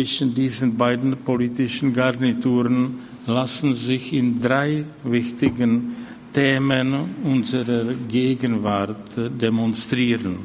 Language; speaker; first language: German; non-native, fluent; Czech